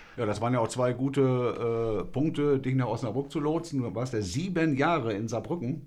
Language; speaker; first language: German; native; German